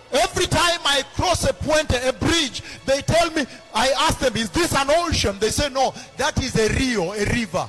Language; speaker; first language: English; non-native, local second language; Luo (Kenya and Tanzania)